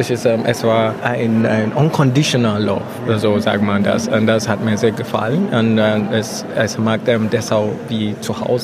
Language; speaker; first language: German; non-native, learner; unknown